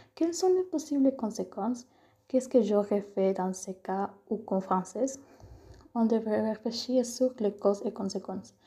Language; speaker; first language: French; non-native, learner; Spanish